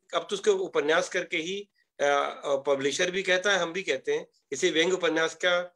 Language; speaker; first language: Hindi; native; Hindi